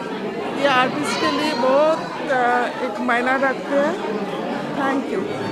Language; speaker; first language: Hindi; non-native, local second language; Bangla